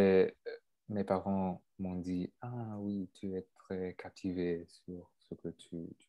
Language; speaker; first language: French; non-native, local second language; English